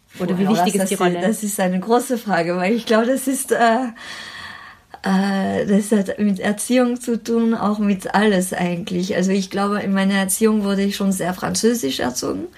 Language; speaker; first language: German; non-native, fluent; French